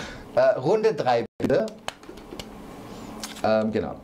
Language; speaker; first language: German; native; German